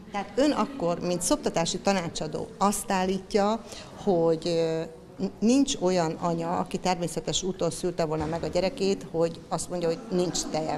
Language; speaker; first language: Hungarian; native; Hungarian